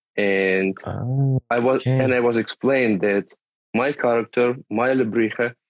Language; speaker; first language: English; non-native, fluent; Russian